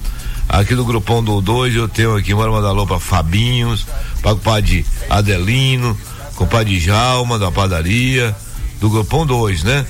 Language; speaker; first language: Portuguese; native; Portuguese